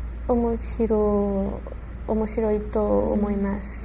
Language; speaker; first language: Japanese; non-native, learner; Spanish